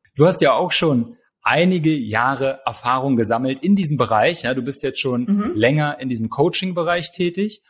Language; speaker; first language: German; native; German